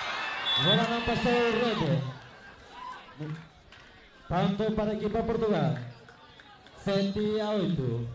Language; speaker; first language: Portuguese; non-native, local second language; Tetum